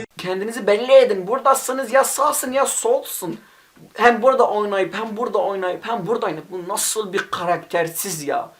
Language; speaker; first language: Turkish; non-native, local second language; Kurdish